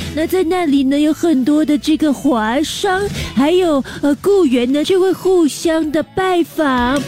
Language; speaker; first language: Chinese; native; Chinese